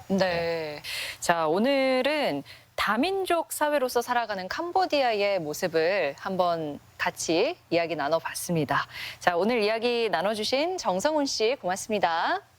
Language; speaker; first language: Korean; native; Korean